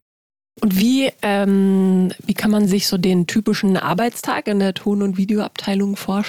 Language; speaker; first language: German; native; German